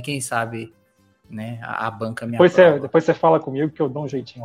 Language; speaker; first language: Portuguese; native; Portuguese